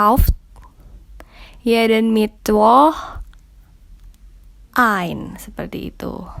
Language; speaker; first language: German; non-native, fluent; Indonesian